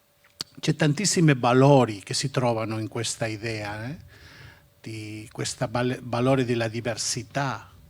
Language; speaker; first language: Italian; non-native, fluent; Catalan